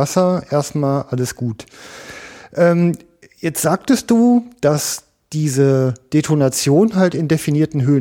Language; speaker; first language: German; native; German